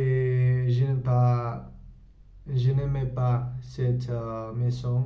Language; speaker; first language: French; non-native, learner; Spanish